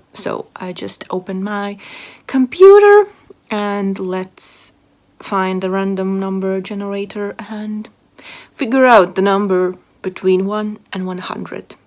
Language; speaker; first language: English; non-native, fluent; Latvian